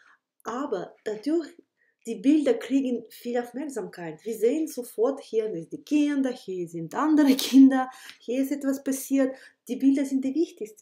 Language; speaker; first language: German; non-native, fluent; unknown